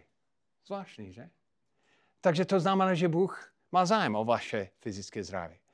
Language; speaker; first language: Czech; non-native, fluent; English